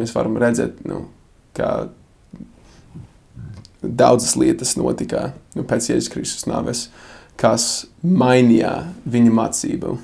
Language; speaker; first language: Latvian; non-native, fluent; English